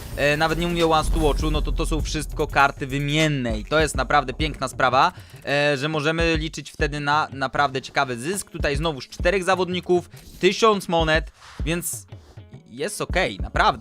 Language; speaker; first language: Polish; native; Polish